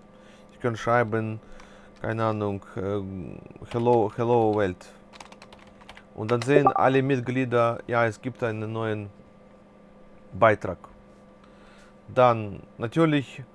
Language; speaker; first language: German; non-native, fluent; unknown